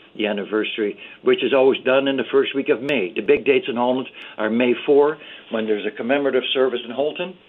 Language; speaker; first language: English; early bilingual, other home language; Dutch